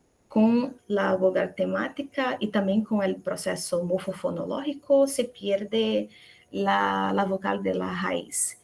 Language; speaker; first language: Spanish; non-native, fluent; Portuguese